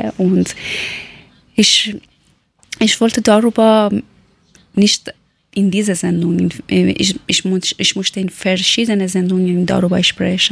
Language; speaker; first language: German; non-native, learner; Persian